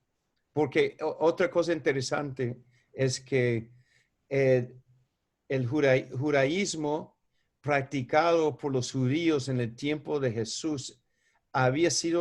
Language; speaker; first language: Spanish; non-native, fluent; English